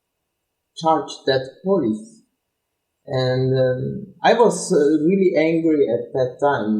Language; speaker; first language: English; non-native, learner; Turkish